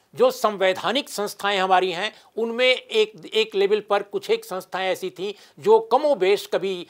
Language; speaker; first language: Hindi; native; Hindi